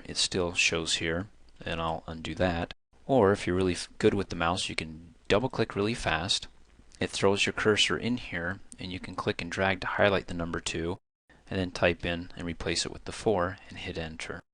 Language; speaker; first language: English; native; English